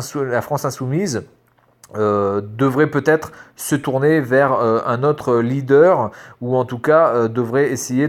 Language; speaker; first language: French; native; French